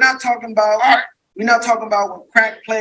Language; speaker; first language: English; native; English